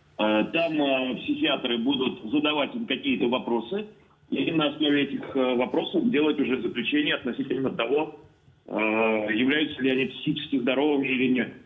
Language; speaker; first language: Russian; native; Russian